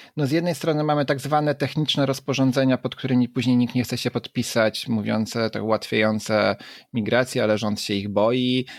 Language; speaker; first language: Polish; native; Polish